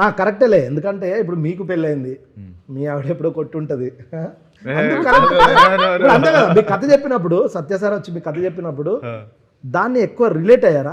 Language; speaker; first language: Telugu; native; Telugu